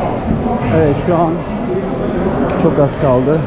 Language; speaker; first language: Turkish; native; Turkish